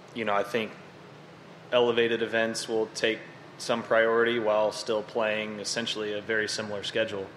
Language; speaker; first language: English; native; English